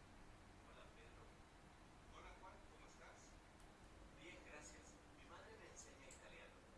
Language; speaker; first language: Spanish; non-native, learner; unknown